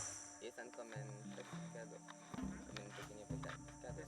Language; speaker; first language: Spanish; non-native, learner; French